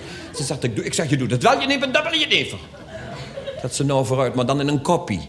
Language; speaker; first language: Dutch; native; Dutch